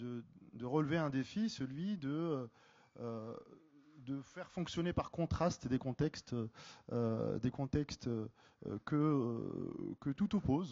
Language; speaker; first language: French; native; French